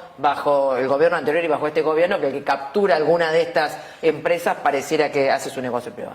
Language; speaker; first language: Spanish; native; Spanish